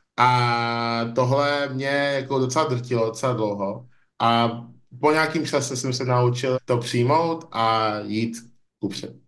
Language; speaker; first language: Czech; early bilingual, other home language; English